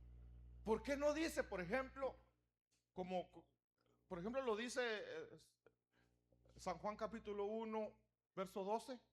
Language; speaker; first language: Spanish; native; Spanish